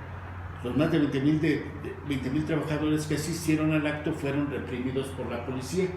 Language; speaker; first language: Spanish; native; Spanish